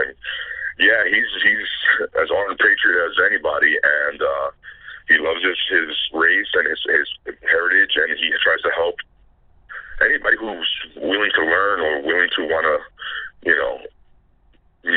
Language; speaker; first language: English; non-native, fluent; Spanish